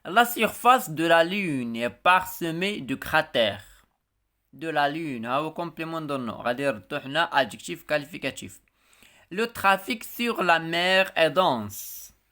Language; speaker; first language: French; non-native, local second language; Arabic